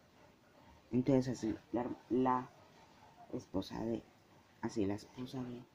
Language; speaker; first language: Spanish; native; Spanish